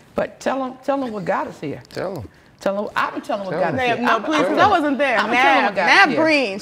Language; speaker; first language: English; native; English